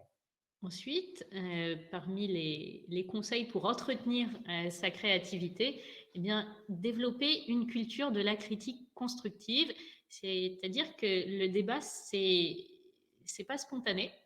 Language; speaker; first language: French; native; French